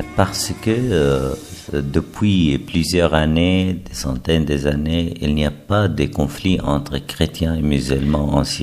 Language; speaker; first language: French; non-native, fluent; Arabic